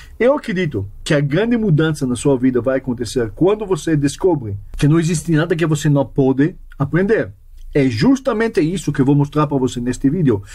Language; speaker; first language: Portuguese; non-native, fluent; Hebrew